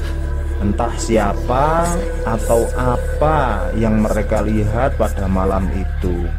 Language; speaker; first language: Indonesian; native; Indonesian